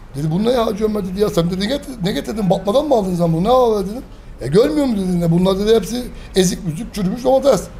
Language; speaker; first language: Turkish; early bilingual, heritage; Turkish